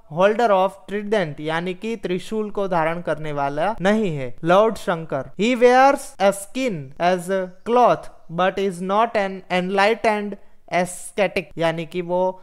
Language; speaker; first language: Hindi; non-native, local second language; Gujarati